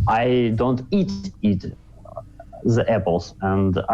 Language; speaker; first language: English; non-native, learner; Russian